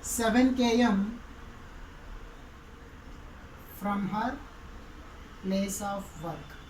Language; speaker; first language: English; non-native, local second language; Telugu